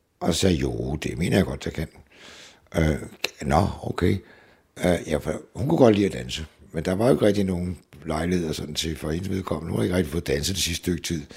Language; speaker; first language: Danish; native; Danish